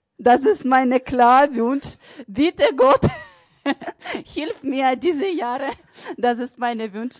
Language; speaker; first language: German; non-native, learner; Ukrainian